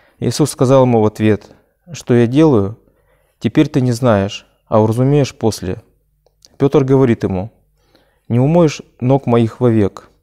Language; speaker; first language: Russian; native; Russian